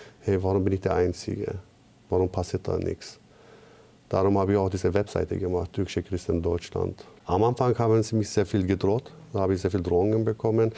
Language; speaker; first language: German; non-native, fluent; Turkish